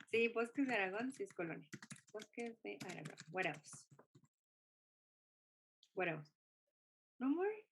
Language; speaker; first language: Spanish; non-native, fluent; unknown